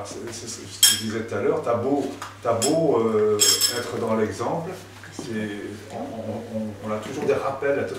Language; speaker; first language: French; native; French